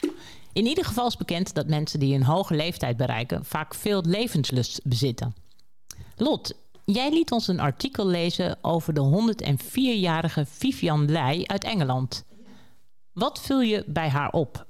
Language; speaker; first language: Dutch; native; Dutch